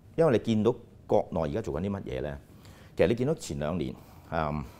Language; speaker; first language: Cantonese; native; Cantonese